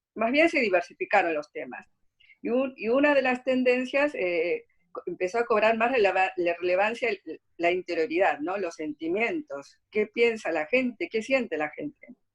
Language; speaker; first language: Spanish; early bilingual, other home language; Korean